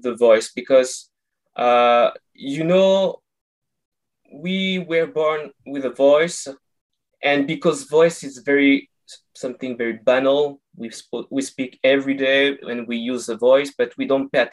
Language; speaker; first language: English; non-native, fluent; French